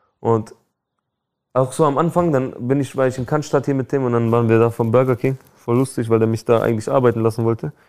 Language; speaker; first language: German; early bilingual, other home language; Albanian